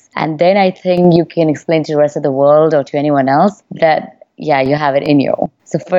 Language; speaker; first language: English; non-native, local second language; Hindi